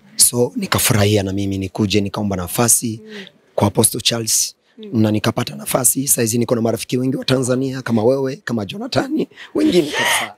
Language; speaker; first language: Swahili; non-native, local second language; Lingala